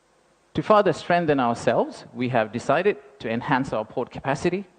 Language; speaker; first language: English; non-native, local second language; Bangla